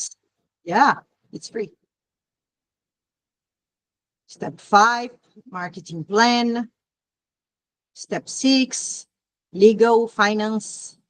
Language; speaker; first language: English; non-native, fluent; Portuguese